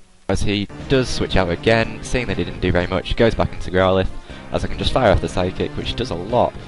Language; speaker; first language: English; native; English